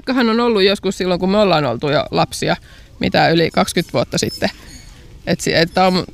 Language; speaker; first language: Finnish; native; Finnish